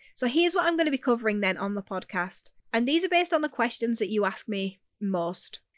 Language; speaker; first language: English; native; English